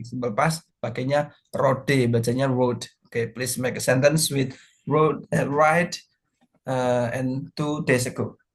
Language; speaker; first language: English; non-native, fluent; Indonesian